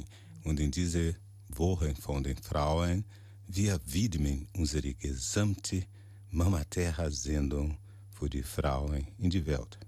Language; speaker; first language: German; non-native, learner; Portuguese